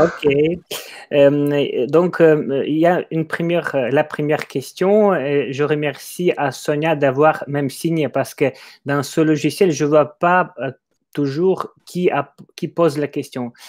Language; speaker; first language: French; non-native, fluent; Ukrainian